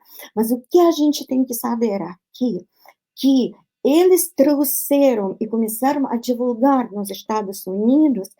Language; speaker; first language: Portuguese; non-native, fluent; Russian